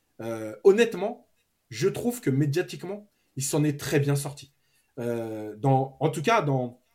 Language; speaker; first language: French; native; French